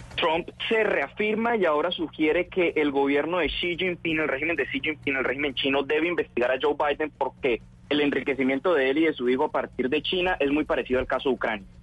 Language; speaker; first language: Spanish; native; Spanish